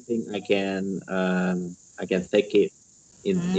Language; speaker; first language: English; non-native, learner; Vietnamese